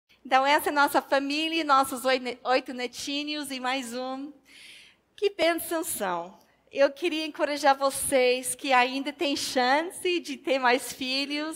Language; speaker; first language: Portuguese; non-native, fluent; English